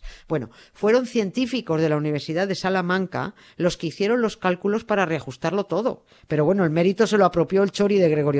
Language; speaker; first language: Spanish; native; Spanish